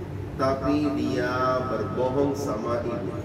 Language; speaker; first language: Indonesian; non-native, fluent; Urdu